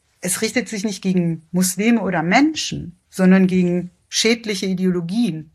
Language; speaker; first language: German; early bilingual, other home language; Persian